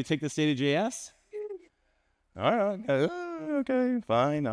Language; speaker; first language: English; native; English